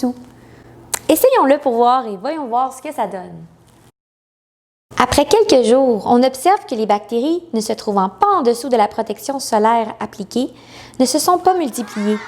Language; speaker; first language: French; native; French